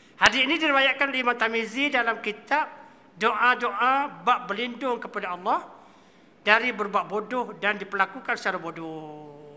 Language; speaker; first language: Malay; native; Malay